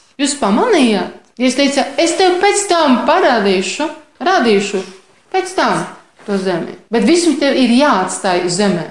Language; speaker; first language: Latvian; non-native, fluent; Polish